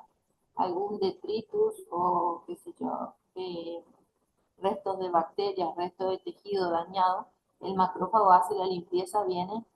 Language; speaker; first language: Spanish; native; Spanish